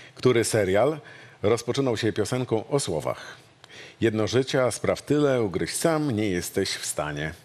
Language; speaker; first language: Polish; native; Polish